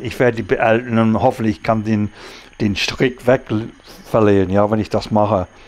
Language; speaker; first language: German; non-native, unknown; English